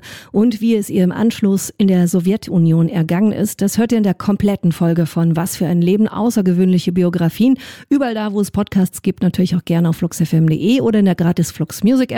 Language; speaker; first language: German; native; German